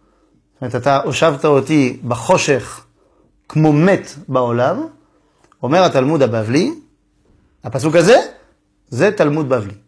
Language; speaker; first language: Hebrew; non-native, fluent; French